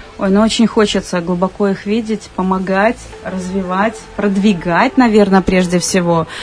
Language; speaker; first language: Russian; native; Russian